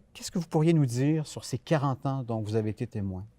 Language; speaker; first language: French; native; French